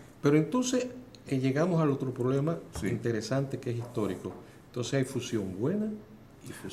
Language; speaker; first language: Spanish; native; Spanish